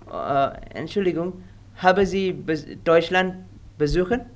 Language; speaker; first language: German; non-native, learner; Indonesian